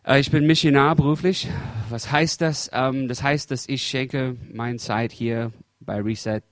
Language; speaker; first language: German; non-native, fluent; English